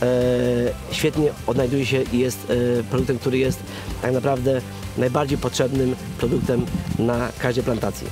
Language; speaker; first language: Polish; native; Polish